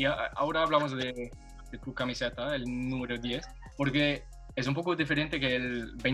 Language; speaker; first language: Spanish; non-native, learner; English